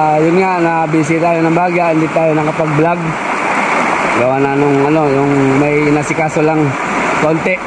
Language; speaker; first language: Filipino; non-native, local second language; Cebuano